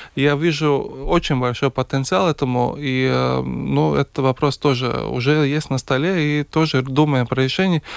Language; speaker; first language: Russian; non-native, local second language; Latvian